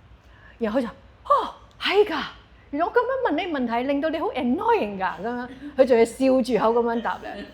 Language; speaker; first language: Cantonese; native; Cantonese